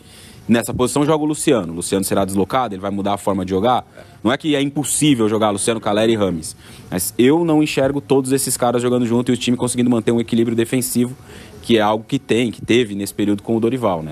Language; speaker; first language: Portuguese; native; Portuguese